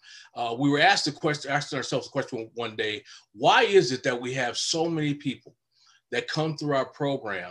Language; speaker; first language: English; native; English